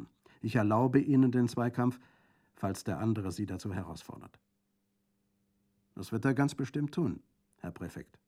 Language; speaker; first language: German; native; German